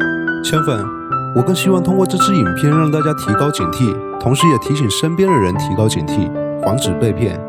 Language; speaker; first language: Chinese; native; Chinese